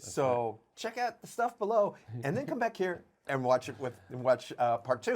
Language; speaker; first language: English; native; English